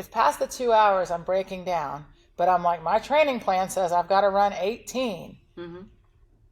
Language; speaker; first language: English; native; English